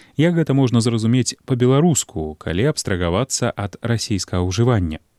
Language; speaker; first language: Belarusian; native; Belarusian